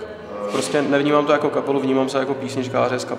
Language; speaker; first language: Czech; native; Czech